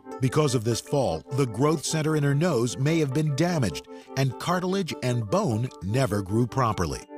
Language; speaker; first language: English; native; English